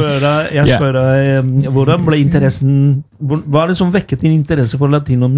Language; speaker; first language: Norwegian; non-native, fluent; Spanish